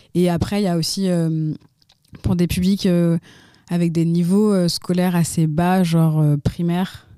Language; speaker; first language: French; native; French